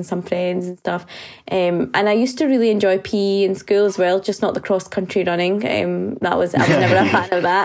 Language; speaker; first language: English; native; English